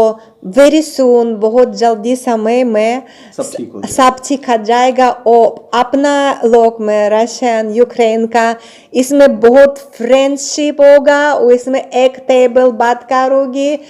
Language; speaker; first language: Hindi; non-native, learner; Russian